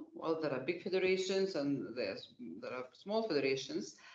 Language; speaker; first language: English; non-native, fluent; Lithuanian